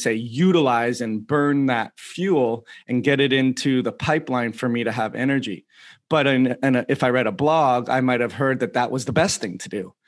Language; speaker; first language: English; native; English